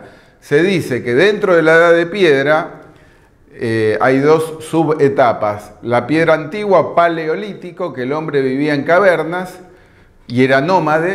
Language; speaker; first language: Spanish; native; Spanish